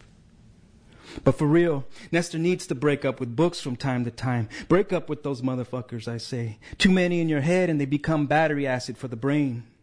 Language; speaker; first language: English; native; English